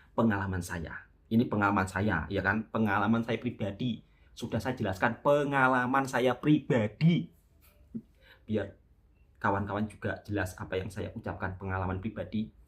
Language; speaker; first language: Indonesian; native; Indonesian